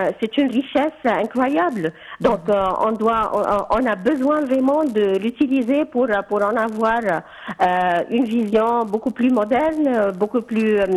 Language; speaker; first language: French; non-native, fluent; Arabic